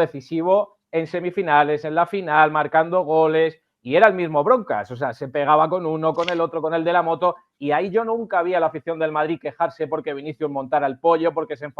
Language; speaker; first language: Spanish; native; Spanish